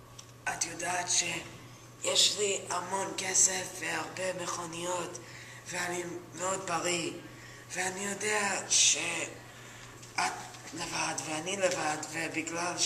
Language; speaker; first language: Hebrew; non-native, learner; English